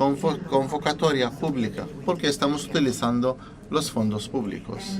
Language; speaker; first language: Spanish; non-native, fluent; Italian